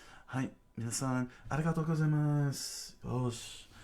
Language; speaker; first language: Japanese; non-native, learner; English